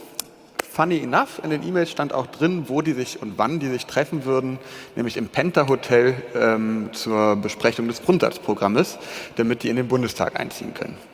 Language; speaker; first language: German; native; German